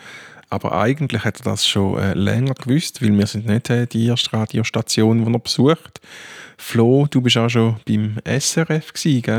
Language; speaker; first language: German; native; German